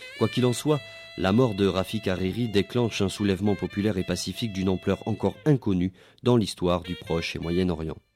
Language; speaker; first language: French; native; French